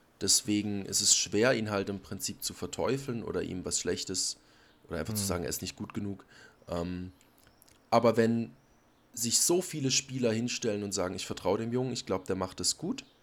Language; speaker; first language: German; native; German